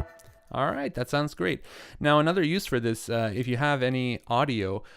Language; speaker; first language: English; native; English